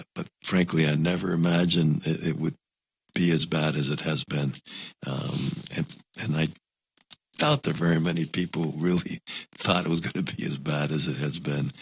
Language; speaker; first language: English; non-native, local second language; Spanish